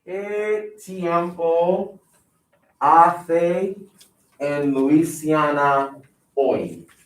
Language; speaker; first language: Spanish; non-native, fluent; English